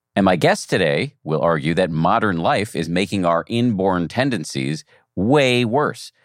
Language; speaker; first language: English; native; English